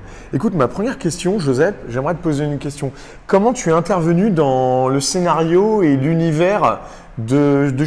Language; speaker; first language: French; native; French